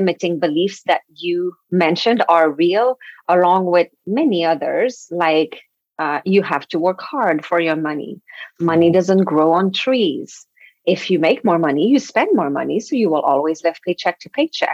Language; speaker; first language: English; non-native, fluent; French